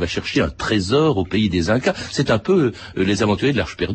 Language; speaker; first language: French; native; French